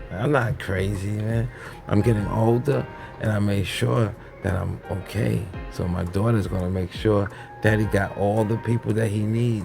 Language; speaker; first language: English; native; English